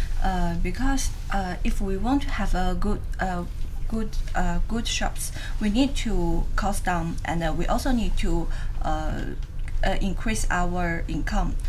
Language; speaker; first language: English; non-native, learner; Chinese